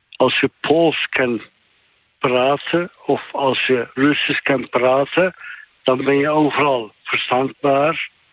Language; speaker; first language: Dutch; non-native, fluent; Turkish